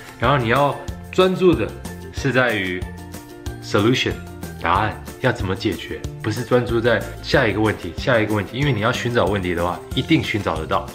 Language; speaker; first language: Chinese; early bilingual, heritage; Chinese